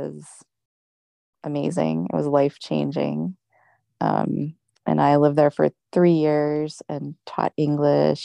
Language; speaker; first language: English; native; English